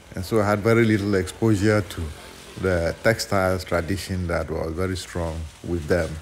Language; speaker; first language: English; non-native, local second language; Ewe